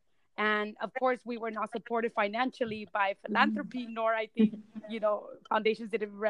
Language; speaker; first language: English; early bilingual, other home language; Spanish